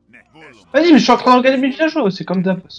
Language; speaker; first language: French; native; French